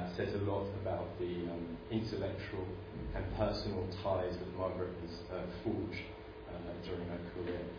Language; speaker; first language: English; native; English